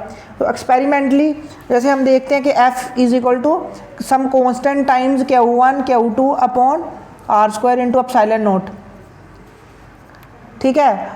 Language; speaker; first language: Hindi; non-native, local second language; Punjabi